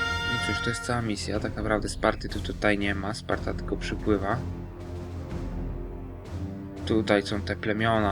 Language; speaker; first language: Polish; native; Polish